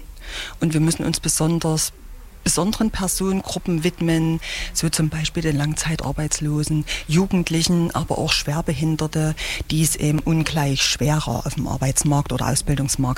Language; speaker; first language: German; native; German